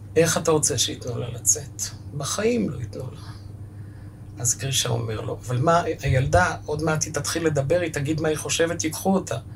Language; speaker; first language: Hebrew; early bilingual, other home language; German